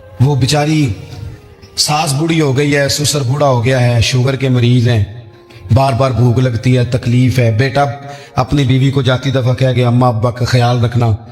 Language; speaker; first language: Urdu; non-native, local second language; Punjabi